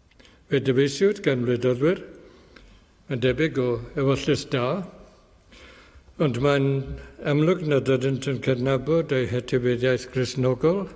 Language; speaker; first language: Welsh; native; Welsh